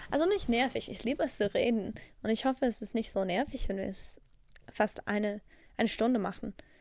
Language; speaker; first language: German; non-native, fluent; English